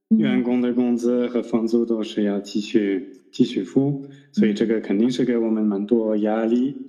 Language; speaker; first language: Chinese; non-native, fluent; French